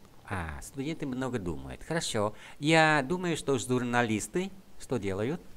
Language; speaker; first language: Russian; non-native, fluent; Vietnamese